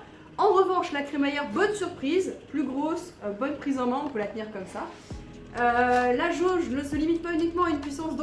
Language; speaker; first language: French; native; French